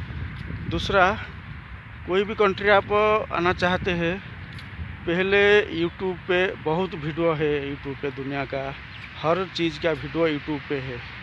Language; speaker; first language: Hindi; non-native, local second language; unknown